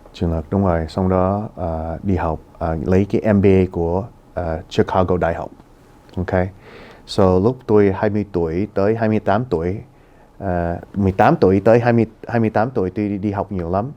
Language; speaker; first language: Vietnamese; early bilingual, heritage; Vietnamese